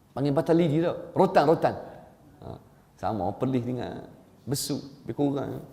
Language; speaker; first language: Malay; non-native, fluent; Arabic